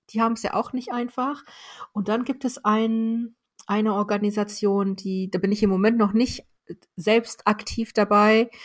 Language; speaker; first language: German; early bilingual, other home language; Persian